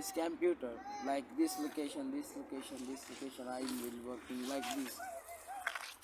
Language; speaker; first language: English; non-native, local second language; Punjabi